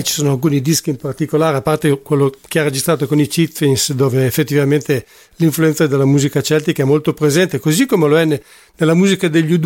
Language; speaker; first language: Italian; native; Italian